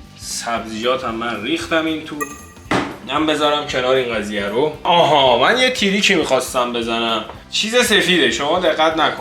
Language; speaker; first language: Persian; native; Persian